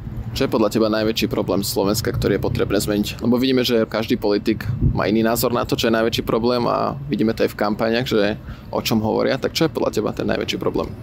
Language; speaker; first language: Slovak; native; Slovak